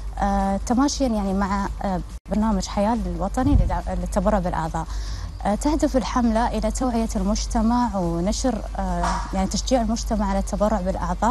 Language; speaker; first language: Arabic; native; Arabic